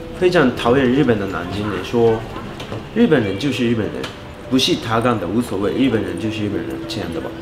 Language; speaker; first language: Chinese; non-native, learner; Japanese